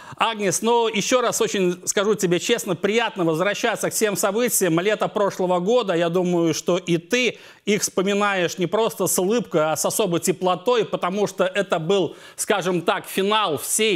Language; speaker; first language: Russian; native; Russian